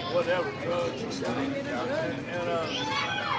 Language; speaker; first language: English; native; English